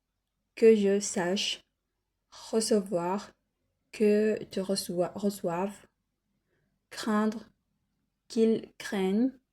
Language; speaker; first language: French; non-native, learner; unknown